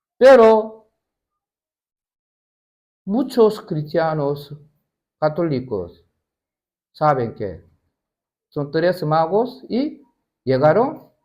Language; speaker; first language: Spanish; non-native, learner; Korean